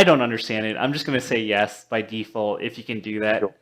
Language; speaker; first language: English; native; English